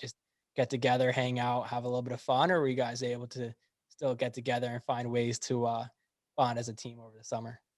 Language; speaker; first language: English; native; English